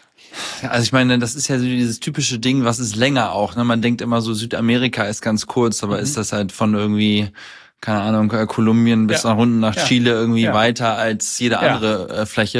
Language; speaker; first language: German; native; German